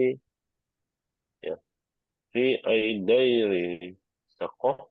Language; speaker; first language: Arabic; non-native, learner; Indonesian